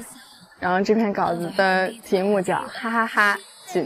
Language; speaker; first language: Chinese; native; Chinese